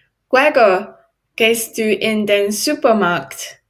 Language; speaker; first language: German; non-native, learner; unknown